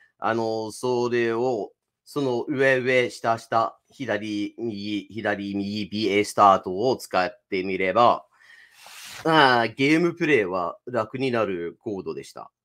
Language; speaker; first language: Japanese; non-native, fluent; English